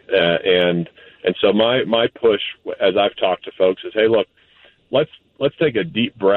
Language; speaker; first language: English; native; English